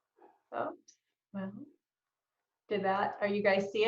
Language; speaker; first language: English; native; English